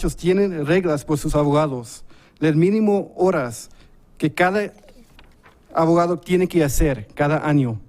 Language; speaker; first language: Spanish; early bilingual, heritage; English